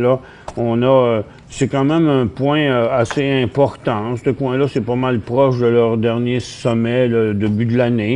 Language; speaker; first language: French; native; French